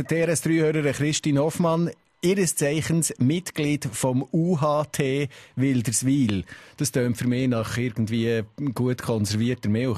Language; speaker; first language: German; native; German